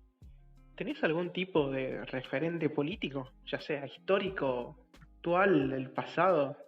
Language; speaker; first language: Spanish; native; Spanish